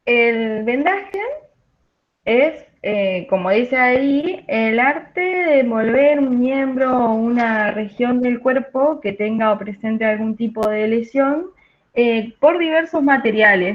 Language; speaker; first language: Spanish; native; Spanish